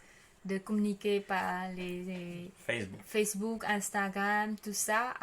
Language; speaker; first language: French; non-native, learner; Khmer